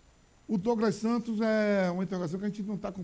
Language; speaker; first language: Portuguese; native; Portuguese